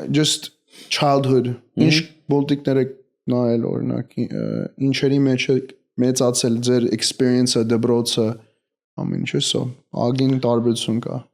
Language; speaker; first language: Armenian; early bilingual, heritage; Armenian